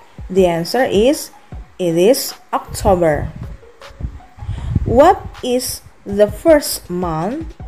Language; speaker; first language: English; non-native, fluent; Indonesian